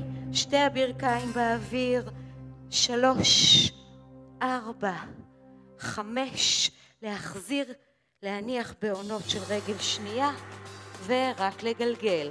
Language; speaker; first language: Hebrew; native; Hebrew